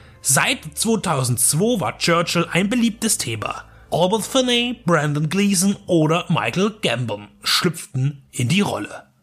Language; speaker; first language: German; native; German